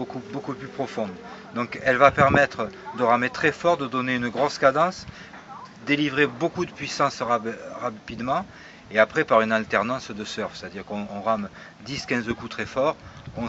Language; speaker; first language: French; native; French